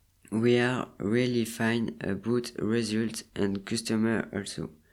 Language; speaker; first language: English; non-native, learner; French